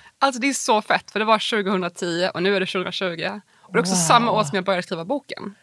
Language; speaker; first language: Swedish; native; Swedish